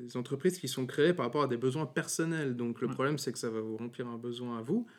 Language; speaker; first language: French; native; French